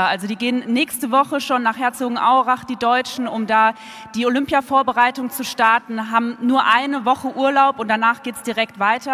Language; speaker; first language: German; native; German